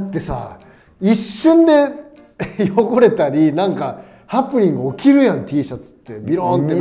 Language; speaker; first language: Japanese; native; Japanese